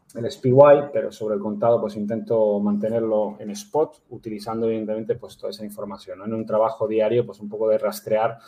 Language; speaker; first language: Spanish; native; Spanish